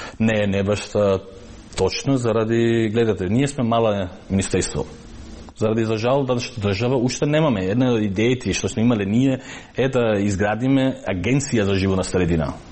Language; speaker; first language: Macedonian; non-native, local second language; Albanian